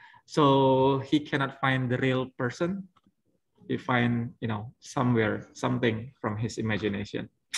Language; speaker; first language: English; non-native, fluent; Indonesian